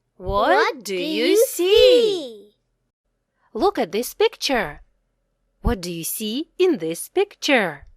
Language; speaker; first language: English; non-native, fluent; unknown